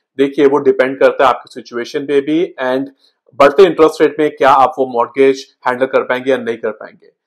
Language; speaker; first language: Hindi; native; Hindi